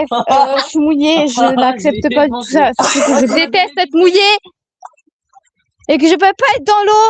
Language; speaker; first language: French; native; French